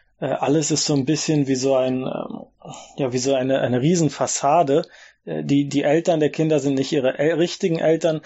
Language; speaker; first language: German; native; German